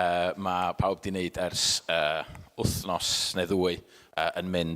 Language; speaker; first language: Welsh; native; Welsh